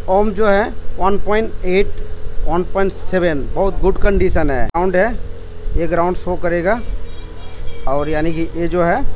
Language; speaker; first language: Hindi; non-native, local second language; Bangla